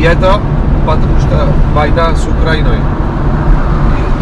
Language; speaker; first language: Russian; non-native, learner; Spanish